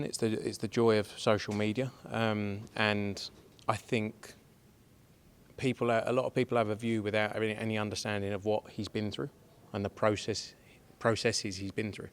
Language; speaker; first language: English; native; English